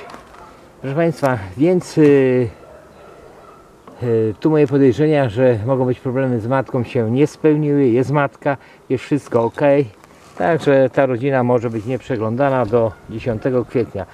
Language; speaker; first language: Polish; native; Polish